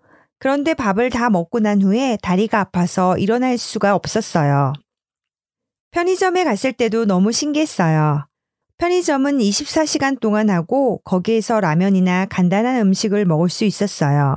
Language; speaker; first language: Korean; non-native, learner; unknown